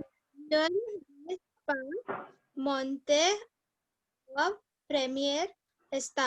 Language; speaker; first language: French; non-native, learner; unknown